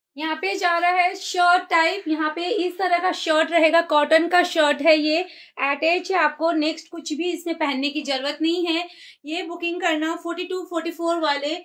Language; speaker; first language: Hindi; native; Hindi